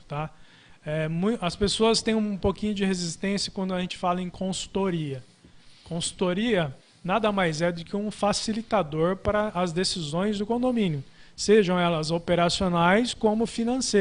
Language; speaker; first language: Portuguese; native; Portuguese